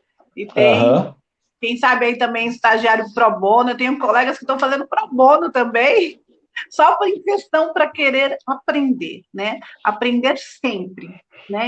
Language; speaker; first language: Portuguese; native; Portuguese